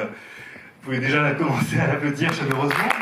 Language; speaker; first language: French; native; French